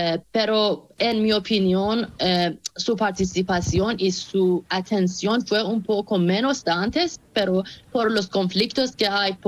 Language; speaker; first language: Spanish; non-native, fluent; Persian